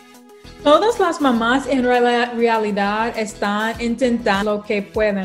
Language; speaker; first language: Spanish; non-native, learner; English